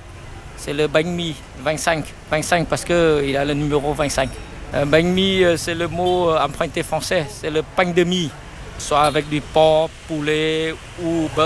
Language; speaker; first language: French; non-native, fluent; Vietnamese